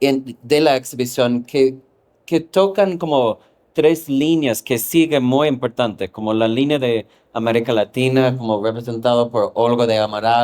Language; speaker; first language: Spanish; non-native, fluent; English